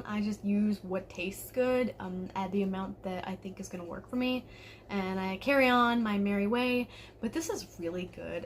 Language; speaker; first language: English; native; English